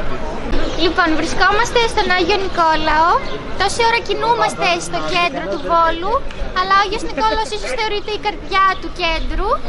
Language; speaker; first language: Greek; native; Greek